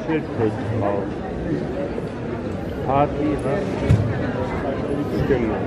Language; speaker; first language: German; native; German